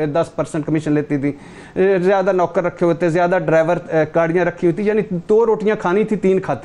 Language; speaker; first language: Urdu; native; Urdu